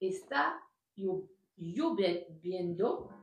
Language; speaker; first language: Spanish; non-native, learner; French